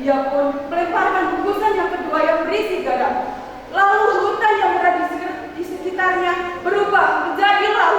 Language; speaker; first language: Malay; non-native, local second language; Javanese